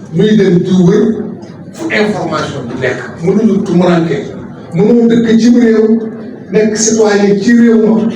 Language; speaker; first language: Wolof; non-native, local second language; Fula